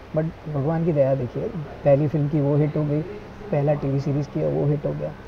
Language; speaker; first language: Hindi; non-native, local second language; Gujarati